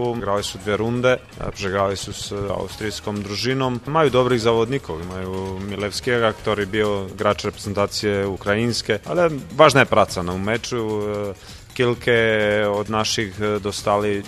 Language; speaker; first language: Polish; non-native, learner; Croatian